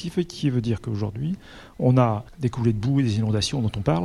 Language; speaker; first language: French; native; French